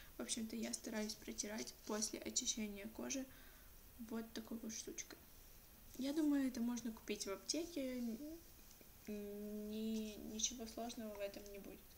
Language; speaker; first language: Russian; non-native, local second language; Ukrainian